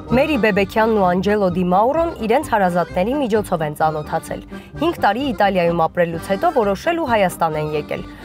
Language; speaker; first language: Armenian; native; Armenian